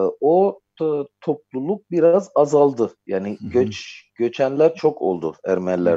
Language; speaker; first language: Turkish; non-native, fluent; Armenian